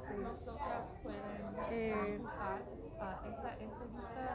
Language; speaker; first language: Spanish; non-native, learner; English